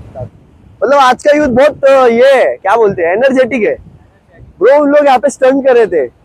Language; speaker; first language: Hindi; non-native, local second language; Marathi